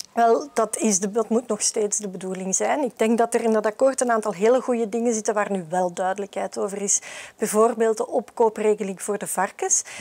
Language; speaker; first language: Dutch; native; Dutch